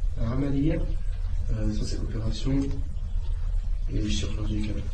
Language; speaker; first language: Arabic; non-native, learner; French